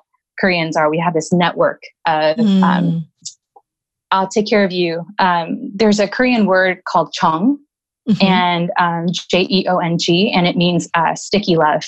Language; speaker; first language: English; native; English